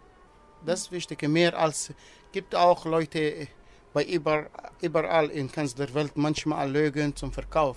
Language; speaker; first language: German; non-native, learner; Arabic